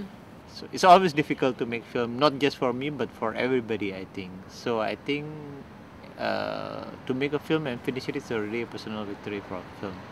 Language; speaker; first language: English; non-native, fluent; Indonesian